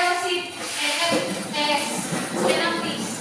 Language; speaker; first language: English; non-native, learner; Indonesian